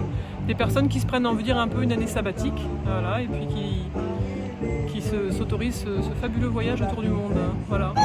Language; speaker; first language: French; native; French